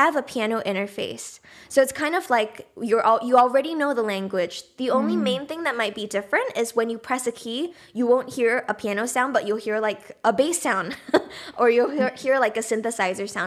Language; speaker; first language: English; native; English